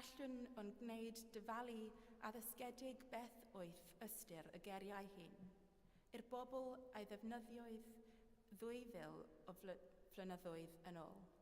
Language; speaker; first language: Welsh; non-native, fluent; English